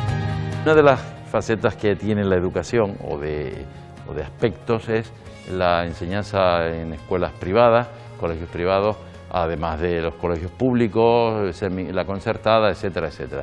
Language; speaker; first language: Spanish; native; Spanish